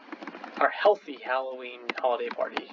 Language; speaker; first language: English; native; English